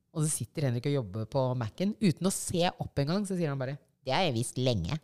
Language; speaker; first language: Norwegian; early bilingual, other home language; Shona